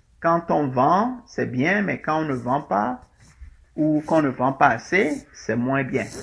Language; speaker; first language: French; non-native, local second language; Ewe